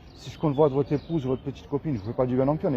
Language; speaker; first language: French; native; French